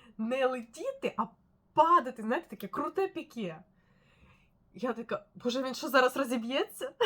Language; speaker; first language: Ukrainian; non-native, local second language; Russian